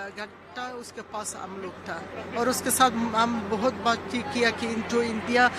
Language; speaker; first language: Hindi; non-native, learner; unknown